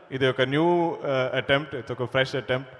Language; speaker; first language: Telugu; non-native, learner; Malayalam